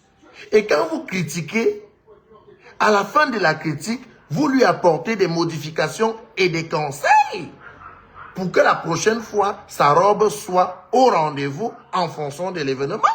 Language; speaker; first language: French; non-native, local second language; Lingala